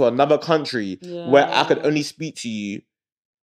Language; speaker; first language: English; native; English